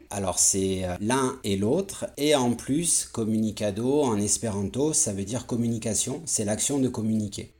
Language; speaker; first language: French; native; French